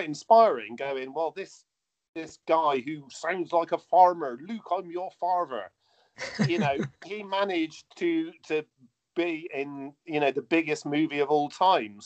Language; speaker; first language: English; native; English